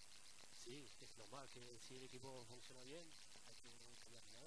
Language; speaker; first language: Spanish; non-native, fluent; French